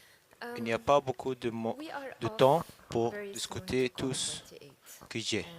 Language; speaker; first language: French; non-native, learner; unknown